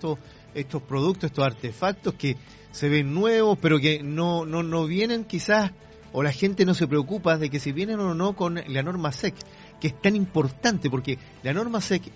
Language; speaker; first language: Spanish; native; Spanish